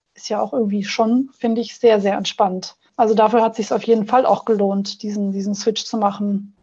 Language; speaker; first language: German; native; German